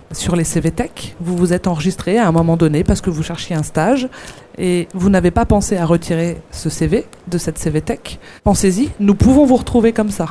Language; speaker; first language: French; native; French